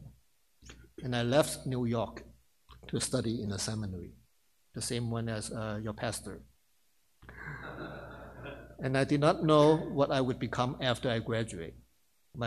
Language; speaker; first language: English; non-native, local second language; Cantonese